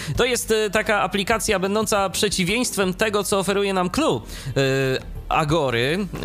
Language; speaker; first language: Polish; native; Polish